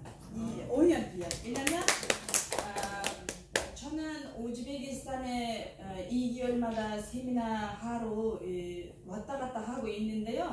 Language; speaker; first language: Korean; non-native, learner; Uzbek